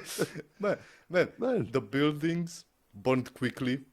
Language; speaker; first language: English; non-native, fluent; Romanian